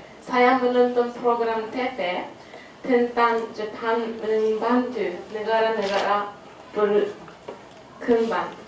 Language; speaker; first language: Indonesian; non-native, learner; Japanese